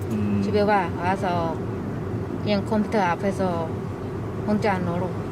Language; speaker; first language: Korean; non-native, learner; Khmer